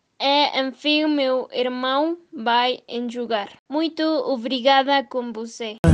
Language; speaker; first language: Portuguese; non-native, learner; Spanish